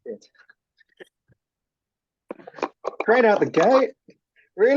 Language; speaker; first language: English; native; English